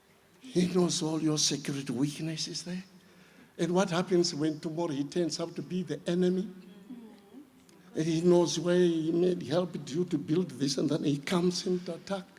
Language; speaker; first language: English; non-native, local second language; Shona